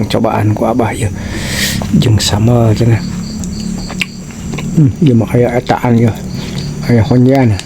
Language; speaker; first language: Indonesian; non-native, local second language; Sundanese